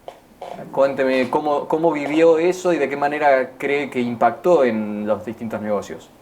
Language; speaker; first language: Spanish; native; Spanish